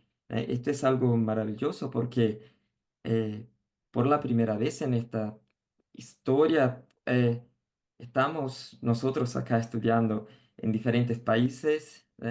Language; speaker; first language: Spanish; non-native, fluent; Portuguese